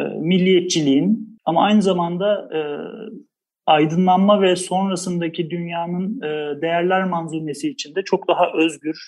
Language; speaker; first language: Turkish; native; Turkish